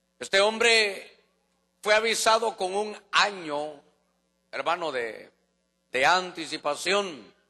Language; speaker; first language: Spanish; native; Spanish